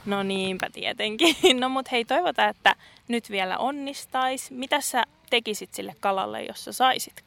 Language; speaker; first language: Finnish; native; Finnish